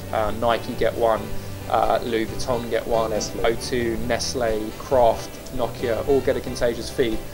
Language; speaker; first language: English; native; English